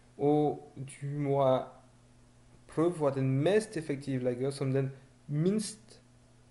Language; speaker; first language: Norwegian; non-native, fluent; French